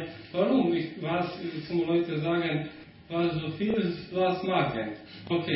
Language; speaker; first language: German; non-native, learner; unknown